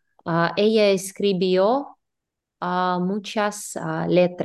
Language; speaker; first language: Spanish; non-native, learner; English